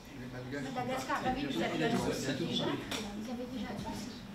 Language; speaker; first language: French; native; French